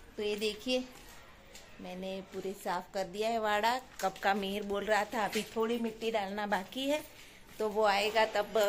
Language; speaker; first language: Hindi; non-native, local second language; Gujarati